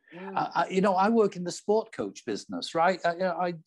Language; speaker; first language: English; native; English